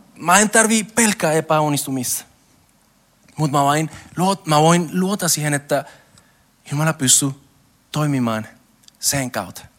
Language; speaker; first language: Finnish; non-native, learner; Spanish